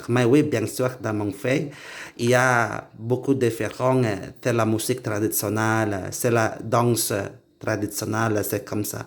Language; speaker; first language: French; non-native, learner; Indonesian